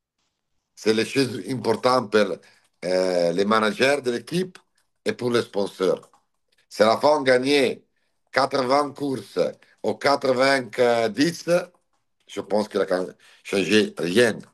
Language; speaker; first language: French; non-native, learner; Italian